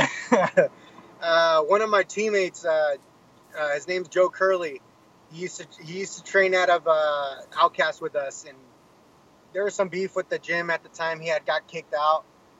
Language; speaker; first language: English; native; English